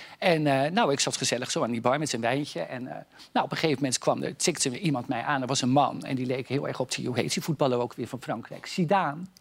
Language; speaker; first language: Dutch; native; Dutch